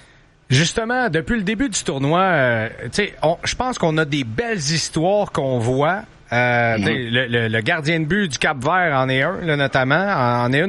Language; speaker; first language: French; native; French